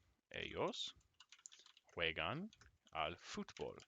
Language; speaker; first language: Spanish; non-native, fluent; English